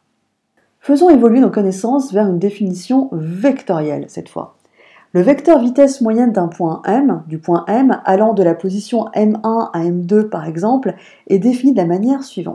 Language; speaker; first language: French; native; French